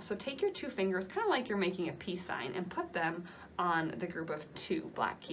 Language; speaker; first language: English; native; English